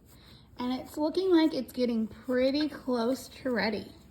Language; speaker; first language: English; native; English